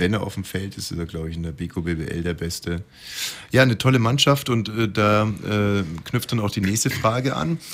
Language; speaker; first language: German; native; German